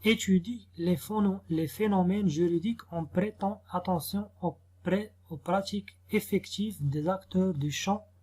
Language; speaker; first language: French; non-native, local second language; Arabic